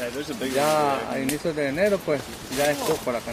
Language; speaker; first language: Spanish; native; Spanish